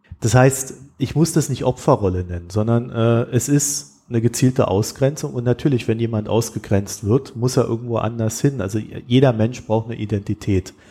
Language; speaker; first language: German; native; German